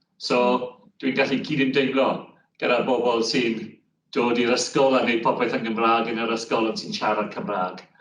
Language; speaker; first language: Welsh; non-native, local second language; English